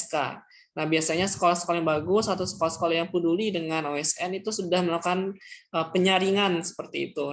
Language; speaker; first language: Indonesian; non-native, local second language; Minangkabau